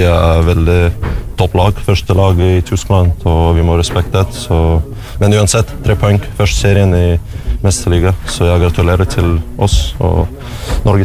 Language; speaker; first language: Norwegian; non-native, learner; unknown